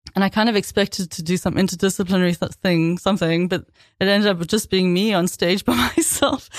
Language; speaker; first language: English; native; English